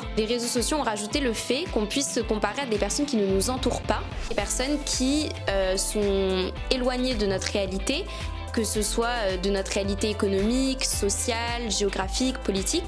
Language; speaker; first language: French; native; French